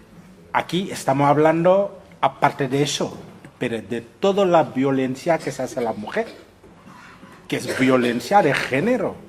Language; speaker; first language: Spanish; non-native, fluent; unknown